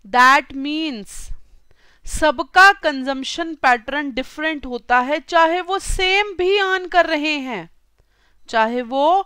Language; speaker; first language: Hindi; native; Hindi